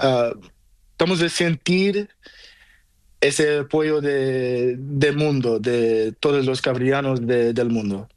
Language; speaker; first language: Spanish; non-native, learner; Portuguese